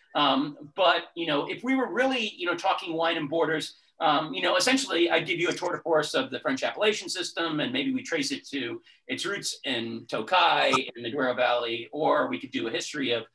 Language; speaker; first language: English; native; English